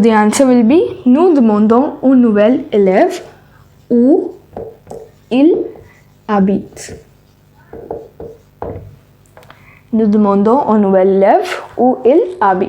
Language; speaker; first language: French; non-native, fluent; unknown